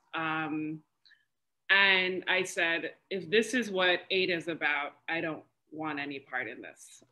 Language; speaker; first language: English; native; English